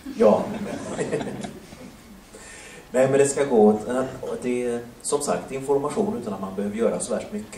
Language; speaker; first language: Swedish; native; Swedish